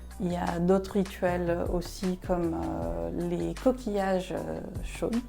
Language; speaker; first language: French; non-native, fluent; Spanish